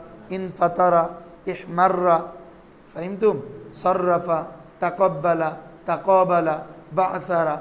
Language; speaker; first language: Arabic; non-native, fluent; Bangla